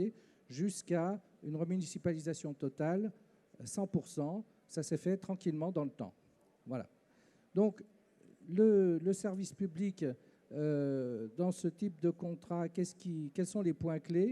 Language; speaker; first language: French; native; French